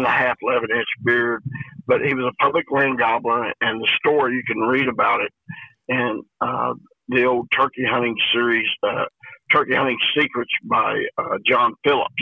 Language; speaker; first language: English; native; English